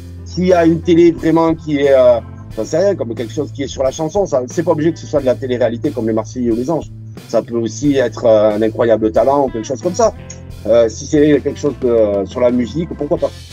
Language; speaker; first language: French; native; French